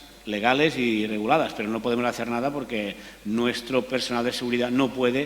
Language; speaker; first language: Spanish; native; Spanish